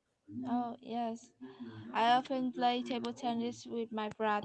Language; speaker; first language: English; non-native, learner; Vietnamese